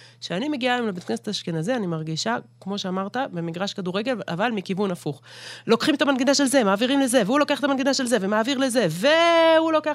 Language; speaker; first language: Hebrew; native; Hebrew